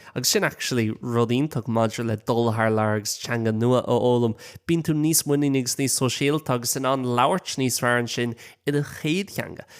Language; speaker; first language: Irish; non-native, local second language; English